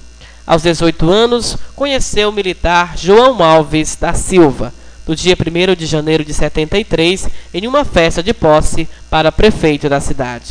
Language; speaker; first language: Portuguese; native; Portuguese